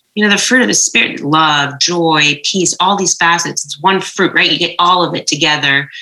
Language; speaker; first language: English; native; English